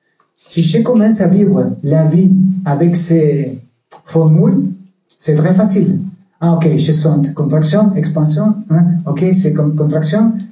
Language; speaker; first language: French; non-native, learner; Spanish